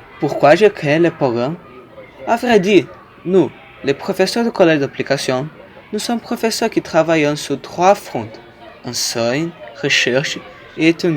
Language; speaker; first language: French; non-native, learner; Portuguese